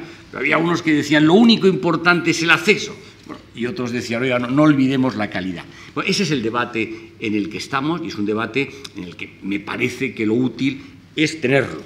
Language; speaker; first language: Spanish; native; Spanish